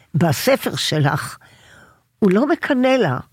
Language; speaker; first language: Hebrew; native; Hebrew